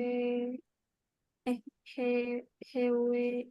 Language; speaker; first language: Korean; non-native, learner; Indonesian